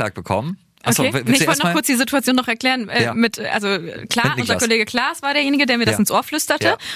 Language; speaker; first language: German; native; German